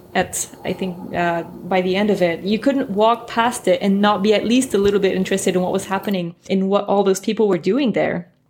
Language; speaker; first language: English; early bilingual, other home language; French